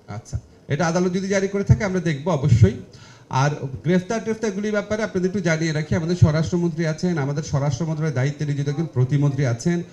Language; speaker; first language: Bangla; native; Bangla